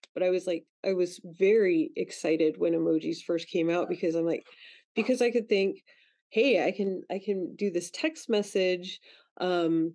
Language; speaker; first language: English; native; English